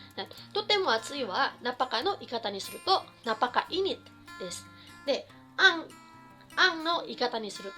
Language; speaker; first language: Japanese; non-native, fluent; Filipino